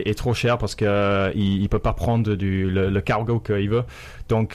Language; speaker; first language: French; non-native, fluent; English